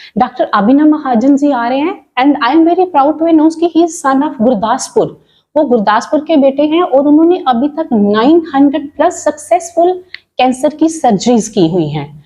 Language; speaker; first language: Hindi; non-native, local second language; Punjabi